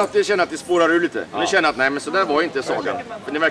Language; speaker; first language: Swedish; native; Swedish